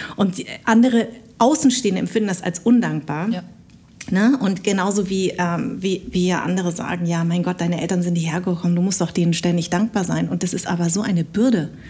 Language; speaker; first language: German; early bilingual, other home language; Vietnamese